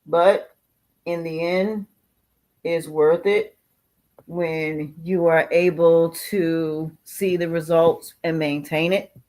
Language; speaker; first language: English; native; English